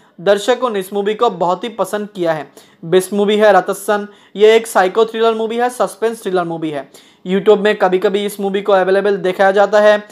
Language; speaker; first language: Hindi; non-native, local second language; Bangla